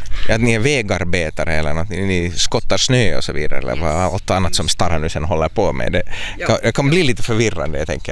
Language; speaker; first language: Swedish; native; Swedish